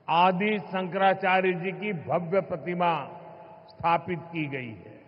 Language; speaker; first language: Hindi; non-native, local second language; Gujarati